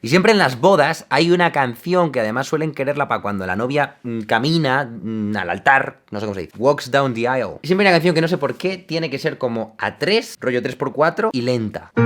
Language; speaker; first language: Spanish; native; Spanish